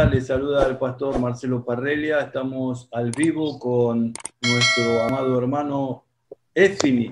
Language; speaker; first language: Spanish; non-native, fluent; Portuguese